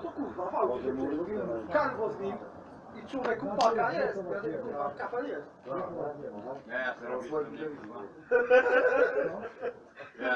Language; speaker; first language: Polish; native; Polish